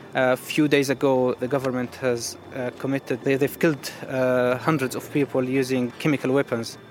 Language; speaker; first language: English; non-native, fluent; Arabic